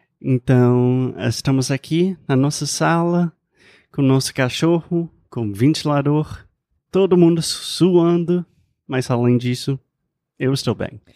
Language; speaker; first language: Portuguese; non-native, fluent; English